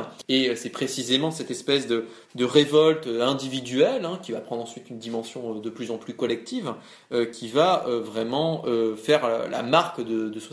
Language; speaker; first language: French; native; French